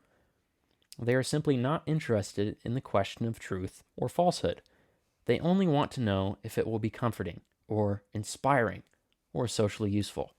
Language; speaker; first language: English; native; English